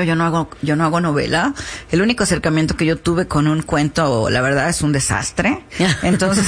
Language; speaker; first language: Spanish; native; Spanish